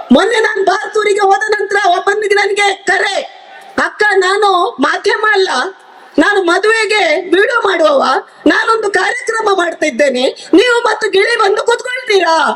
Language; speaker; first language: Kannada; native; Kannada